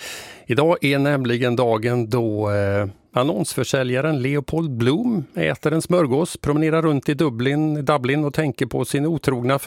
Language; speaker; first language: Swedish; native; Swedish